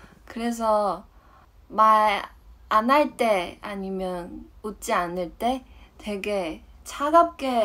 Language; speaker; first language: Korean; non-native, fluent; Chinese